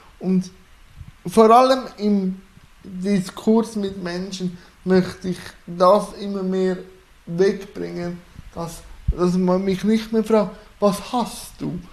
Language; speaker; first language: German; native; German